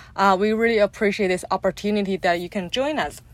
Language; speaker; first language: English; non-native, fluent; Chinese